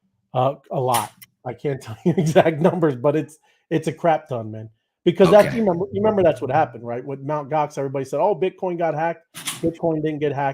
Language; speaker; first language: English; native; English